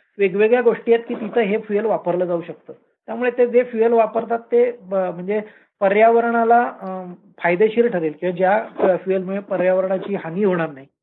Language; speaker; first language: Marathi; native; Marathi